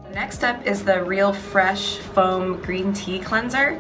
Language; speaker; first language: English; native; English